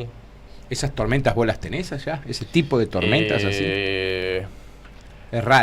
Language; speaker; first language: Spanish; native; Spanish